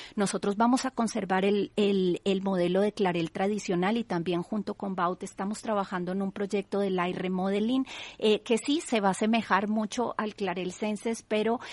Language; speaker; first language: Spanish; native; Spanish